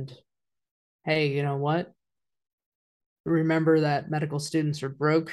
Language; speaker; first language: English; native; English